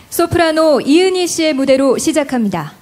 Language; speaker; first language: Korean; native; Korean